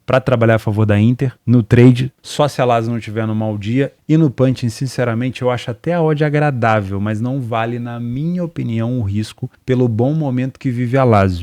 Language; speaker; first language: Portuguese; native; Portuguese